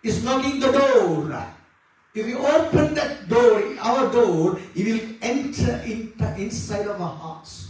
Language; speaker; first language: English; non-native, local second language; Tamil